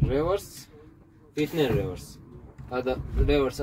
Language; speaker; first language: Arabic; non-native, learner; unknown